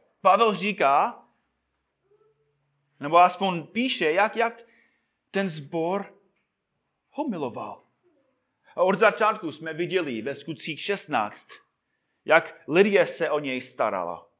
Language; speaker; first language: Czech; non-native, fluent; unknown